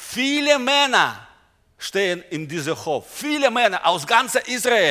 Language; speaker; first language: German; non-native, learner; Russian